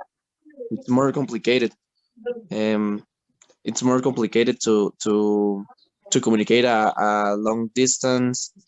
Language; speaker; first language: English; non-native, learner; Spanish